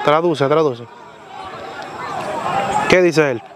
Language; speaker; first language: Spanish; native; Spanish